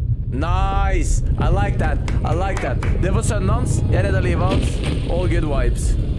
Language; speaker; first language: English; non-native, fluent; Norwegian